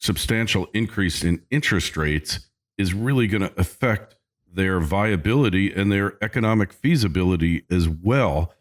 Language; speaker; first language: English; native; English